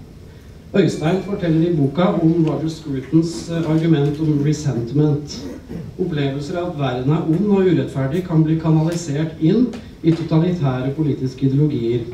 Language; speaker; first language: Norwegian; native; Norwegian